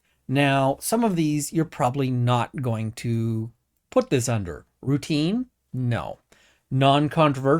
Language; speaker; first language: English; native; English